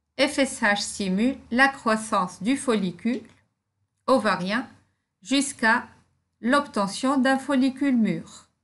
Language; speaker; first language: French; non-native, local second language; Arabic